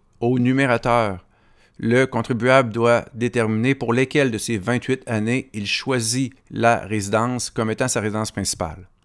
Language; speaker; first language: French; native; French